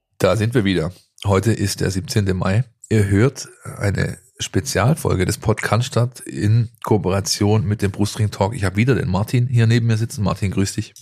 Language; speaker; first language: German; native; German